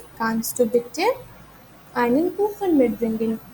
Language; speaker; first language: German; non-native, fluent; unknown